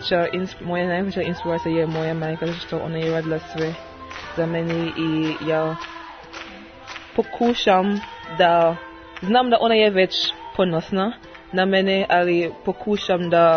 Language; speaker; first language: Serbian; non-native, learner; English